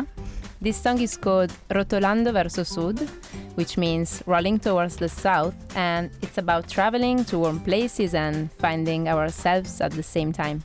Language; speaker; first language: English; non-native, fluent; Italian